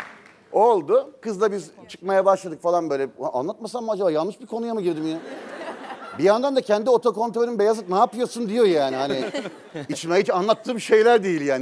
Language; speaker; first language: Turkish; native; Turkish